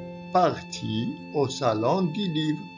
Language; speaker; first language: French; non-native, local second language; Arabic